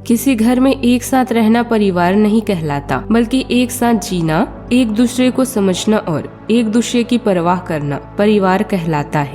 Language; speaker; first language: Hindi; native; Hindi